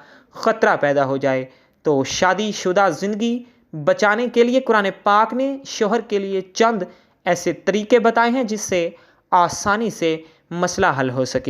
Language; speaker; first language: Urdu; native; Urdu